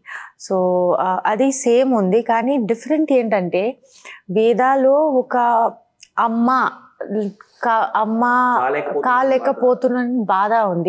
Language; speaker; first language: Telugu; non-native, learner; Bangla